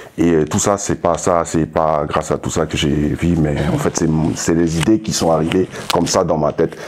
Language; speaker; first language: French; non-native, local second language; Sango